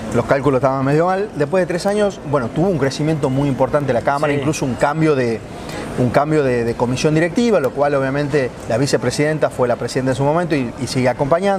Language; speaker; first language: Spanish; native; Spanish